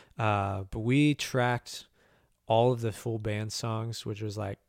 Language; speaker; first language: English; native; English